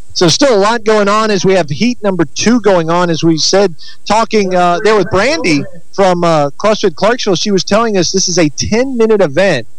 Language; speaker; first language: English; native; English